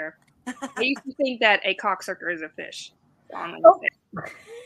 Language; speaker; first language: English; non-native, fluent; German